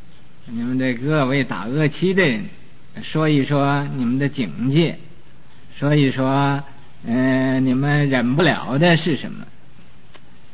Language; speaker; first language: Chinese; native; Chinese